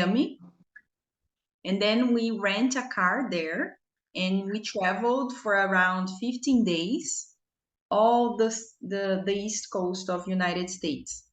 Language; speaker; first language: English; non-native, fluent; Portuguese